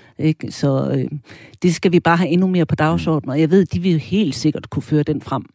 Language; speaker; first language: Danish; early bilingual, other home language; German